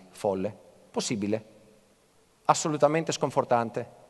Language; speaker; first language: Italian; non-native, fluent; Greek